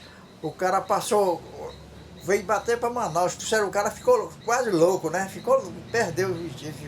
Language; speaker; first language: Portuguese; native; Portuguese